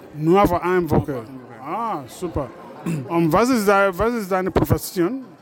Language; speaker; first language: German; non-native, fluent; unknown